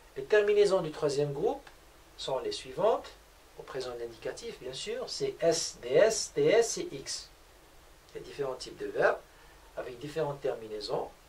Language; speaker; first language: French; non-native, local second language; Arabic